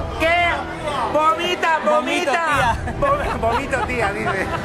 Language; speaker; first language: Spanish; native; Spanish